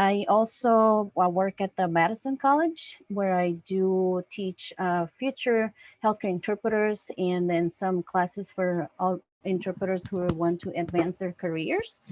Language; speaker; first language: English; non-native, fluent; Spanish